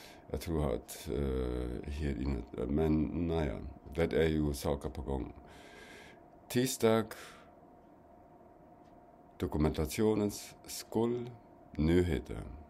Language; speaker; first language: Swedish; non-native, fluent; German